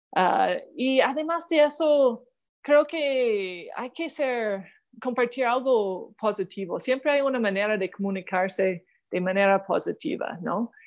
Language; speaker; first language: Spanish; non-native, fluent; English